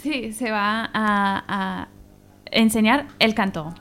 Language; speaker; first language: Spanish; non-native, learner; Swedish